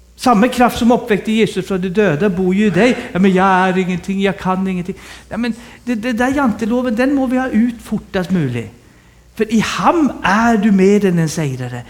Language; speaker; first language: Swedish; native; Swedish